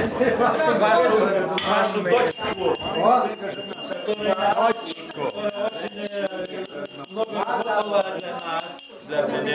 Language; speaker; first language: Russian; non-native, fluent; Lithuanian